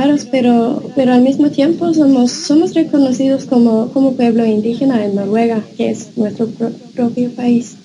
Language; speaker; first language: Spanish; non-native, fluent; Norwegian